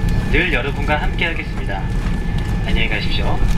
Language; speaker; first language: Korean; native; Korean